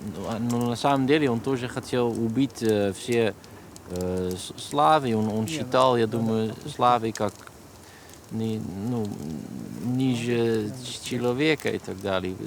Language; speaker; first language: Russian; non-native, learner; Dutch